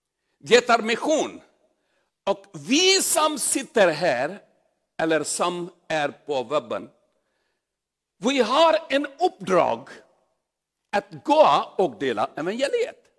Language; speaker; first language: Swedish; non-native, learner; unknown